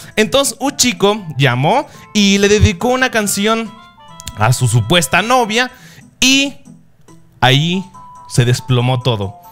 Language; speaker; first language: Spanish; early bilingual, other home language; Japanese